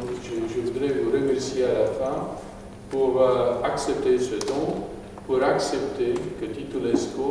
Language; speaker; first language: French; non-native, fluent; Romanian